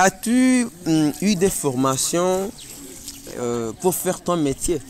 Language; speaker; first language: French; non-native, learner; Rundi